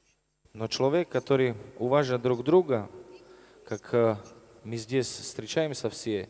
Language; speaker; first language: Russian; non-native, learner; Slovak